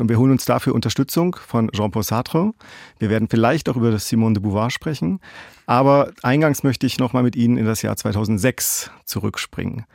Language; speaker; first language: German; native; German